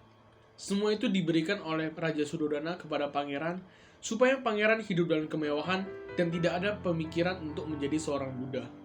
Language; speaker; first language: Indonesian; native; Indonesian